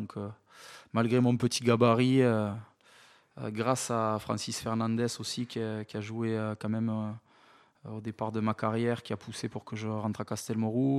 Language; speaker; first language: French; native; French